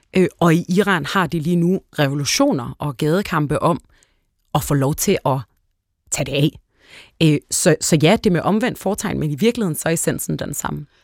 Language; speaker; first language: Danish; early bilingual, other home language; Arabic